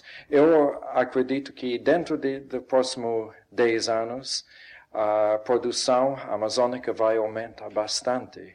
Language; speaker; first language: Portuguese; non-native, fluent; English